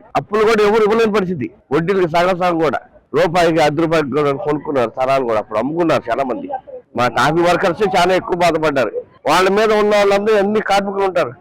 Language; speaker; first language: Telugu; non-native, local second language; Urdu